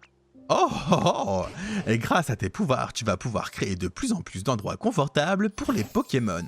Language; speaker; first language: French; native; French